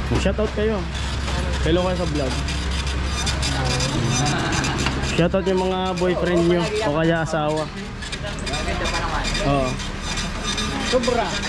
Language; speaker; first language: Filipino; non-native, local second language; Bikol